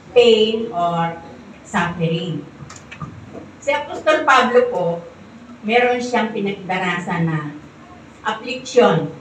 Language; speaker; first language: Filipino; native; Filipino